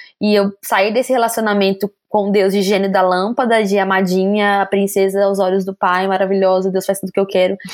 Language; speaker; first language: Portuguese; native; Portuguese